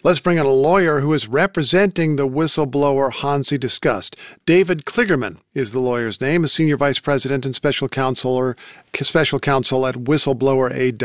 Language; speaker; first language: English; native; English